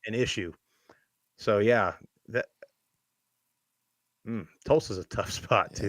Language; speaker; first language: English; native; English